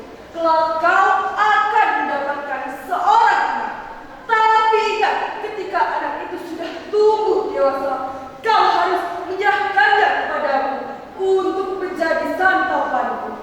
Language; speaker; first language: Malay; non-native, local second language; Javanese